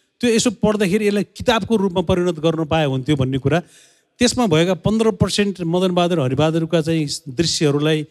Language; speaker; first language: Nepali; native; Nepali